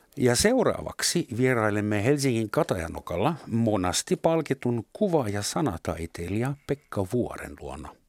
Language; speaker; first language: Finnish; non-native, fluent; German